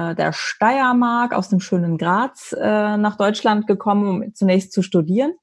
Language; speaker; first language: German; native; German